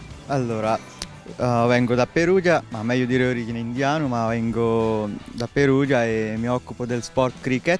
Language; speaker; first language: Italian; non-native, fluent; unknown